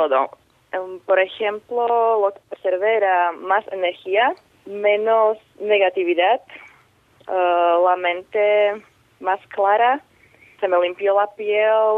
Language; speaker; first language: Spanish; non-native, fluent; Slovak